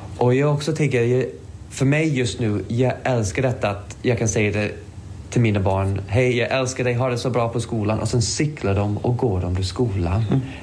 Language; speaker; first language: Swedish; non-native, fluent; English